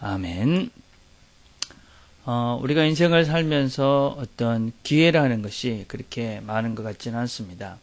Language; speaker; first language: Korean; native; Korean